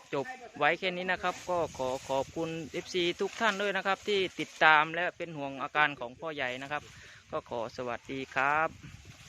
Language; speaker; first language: Thai; native; Thai